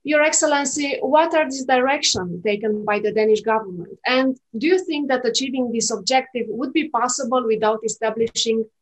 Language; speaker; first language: English; non-native, fluent; Romanian